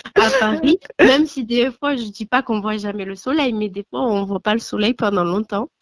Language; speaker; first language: French; native; French